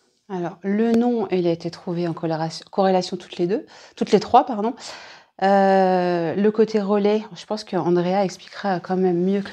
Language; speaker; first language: French; native; French